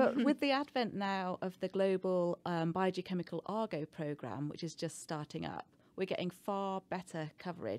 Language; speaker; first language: English; native; English